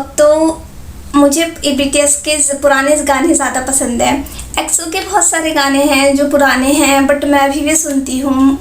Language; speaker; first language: Hindi; native; Hindi